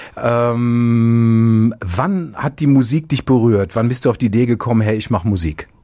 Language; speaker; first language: German; native; German